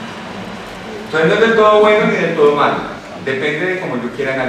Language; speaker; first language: Spanish; native; Spanish